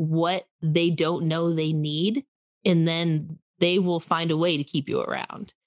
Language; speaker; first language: English; native; English